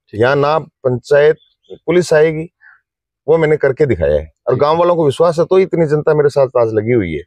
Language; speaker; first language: Hindi; native; Hindi